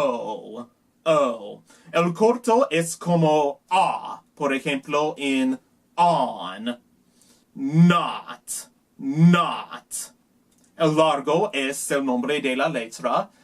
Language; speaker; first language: Spanish; non-native, learner; English